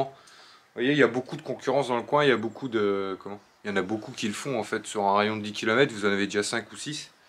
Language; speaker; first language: French; native; French